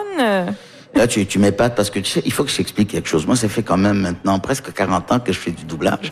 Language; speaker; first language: French; early bilingual, other home language; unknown